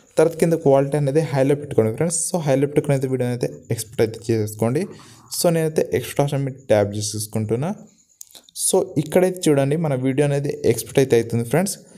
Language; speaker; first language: Telugu; non-native, local second language; Gondi